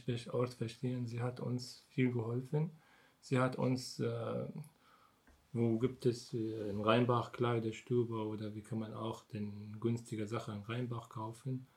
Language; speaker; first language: German; non-native, learner; Arabic